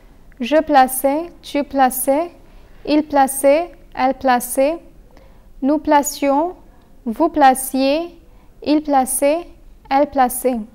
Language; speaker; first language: French; non-native, fluent; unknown